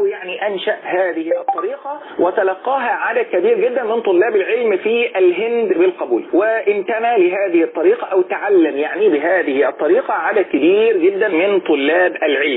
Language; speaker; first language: Arabic; native; Arabic